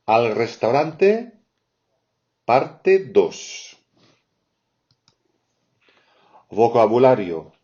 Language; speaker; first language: Spanish; non-native, fluent; French